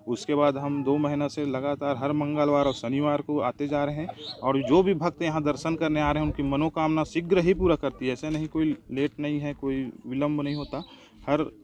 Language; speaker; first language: Hindi; native; Hindi